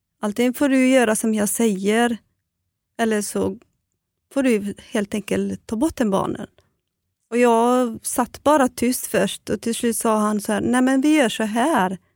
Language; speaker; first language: Swedish; non-native, fluent; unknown